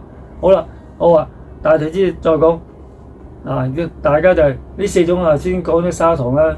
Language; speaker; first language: Cantonese; native; Cantonese